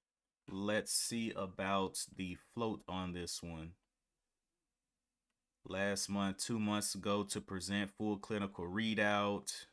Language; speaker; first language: English; native; English